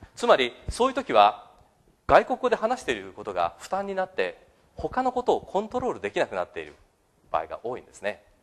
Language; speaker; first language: Japanese; native; Japanese